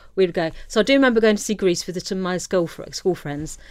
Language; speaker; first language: English; native; English